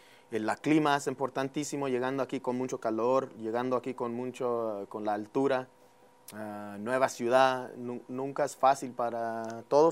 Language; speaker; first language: Spanish; early bilingual, heritage; Spanish